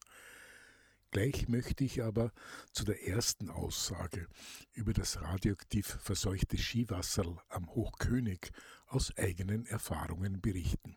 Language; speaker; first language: German; native; German